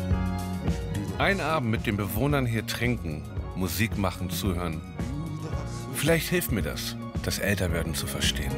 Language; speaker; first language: German; native; German